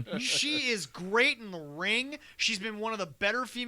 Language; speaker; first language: English; native; English